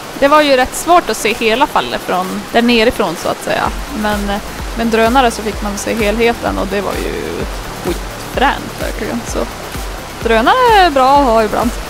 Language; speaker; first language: Swedish; native; Swedish